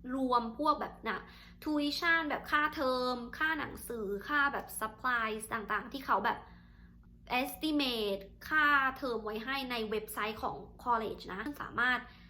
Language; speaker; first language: Thai; native; Thai